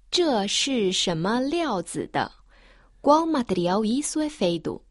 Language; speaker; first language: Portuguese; non-native, fluent; Chinese